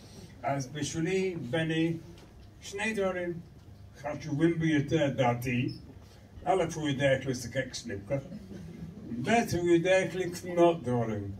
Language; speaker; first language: Hebrew; non-native, learner; English